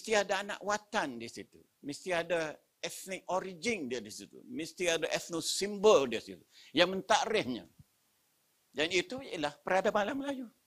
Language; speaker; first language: Malay; native; Malay